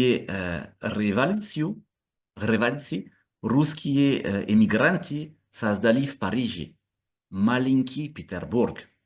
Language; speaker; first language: Russian; non-native, learner; French